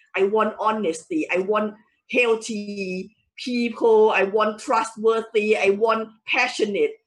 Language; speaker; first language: English; non-native, fluent; Thai